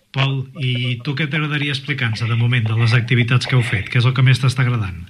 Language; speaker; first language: Catalan; native; Catalan